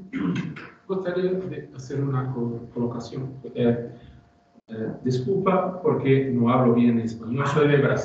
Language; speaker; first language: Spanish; non-native, learner; Portuguese